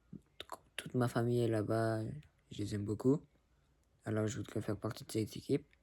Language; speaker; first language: French; early bilingual, other home language; Spanish